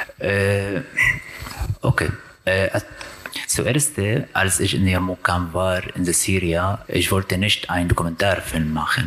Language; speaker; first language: German; non-native, learner; Arabic